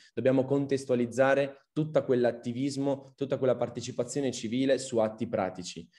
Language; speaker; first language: Italian; early bilingual, other home language; Arabic